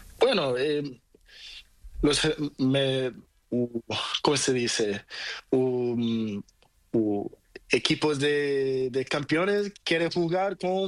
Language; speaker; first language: Spanish; non-native, learner; Portuguese